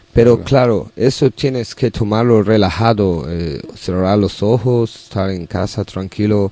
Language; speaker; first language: Spanish; non-native, learner; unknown